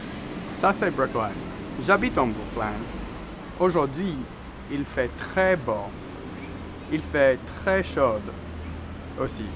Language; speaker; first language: French; non-native, learner; English